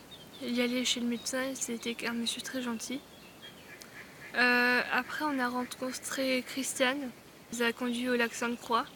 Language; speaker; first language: French; native; French